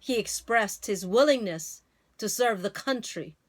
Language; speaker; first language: English; non-native, local second language; Filipino